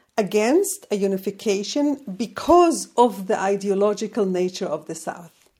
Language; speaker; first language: English; non-native, fluent; Arabic